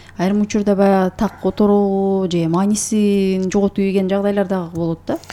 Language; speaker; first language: Kyrgyz; native; Kyrgyz